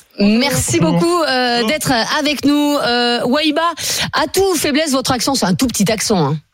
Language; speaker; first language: French; native; French